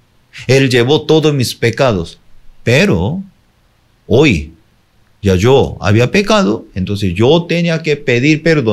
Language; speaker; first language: Spanish; non-native, fluent; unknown